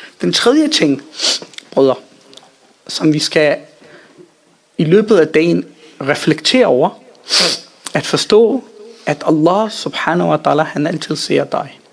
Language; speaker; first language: Danish; early bilingual, other home language; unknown